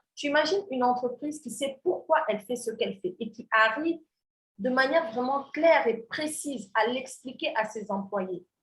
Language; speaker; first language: French; non-native, local second language; Wolof